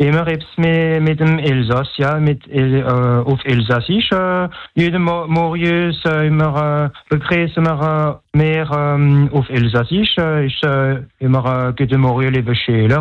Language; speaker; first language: German; non-native, local second language; French